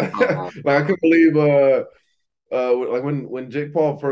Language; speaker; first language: English; native; English